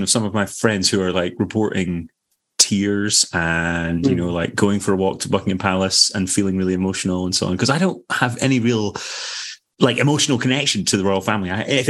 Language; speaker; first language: English; native; English